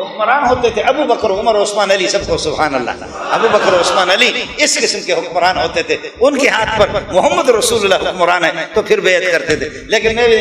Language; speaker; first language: Urdu; non-native, local second language; Brahui